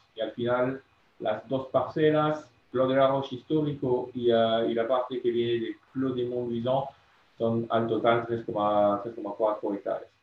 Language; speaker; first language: Spanish; non-native, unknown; French